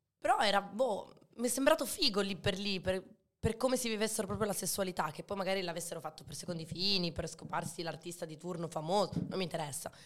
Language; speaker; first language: Italian; early bilingual, other home language; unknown